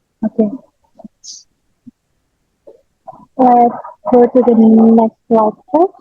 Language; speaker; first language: English; non-native, learner; Indonesian